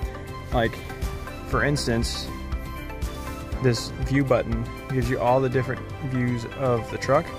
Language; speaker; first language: English; native; English